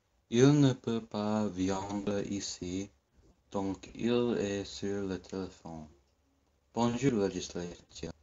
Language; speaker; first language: French; non-native, learner; English